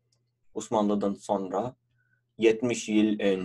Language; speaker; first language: Turkish; non-native, fluent; Urdu